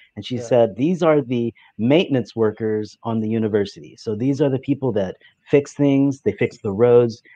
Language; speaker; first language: English; native; English